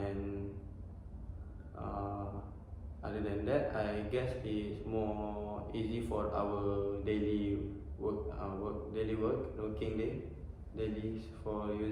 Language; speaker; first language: English; non-native, learner; Malay